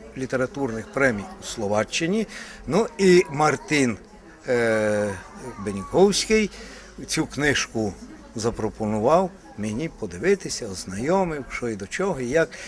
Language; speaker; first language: Ukrainian; native; Ukrainian